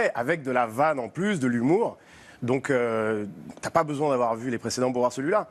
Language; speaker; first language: French; native; French